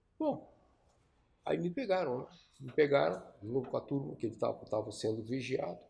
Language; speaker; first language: Portuguese; early bilingual, other home language; Chinese